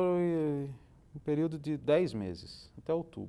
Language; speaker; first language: Portuguese; native; Portuguese